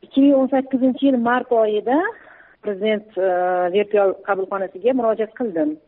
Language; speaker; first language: Uzbek; early bilingual, heritage; Uzbek